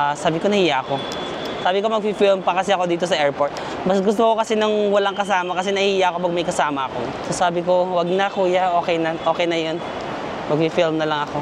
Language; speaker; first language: Filipino; non-native, local second language; Cebuano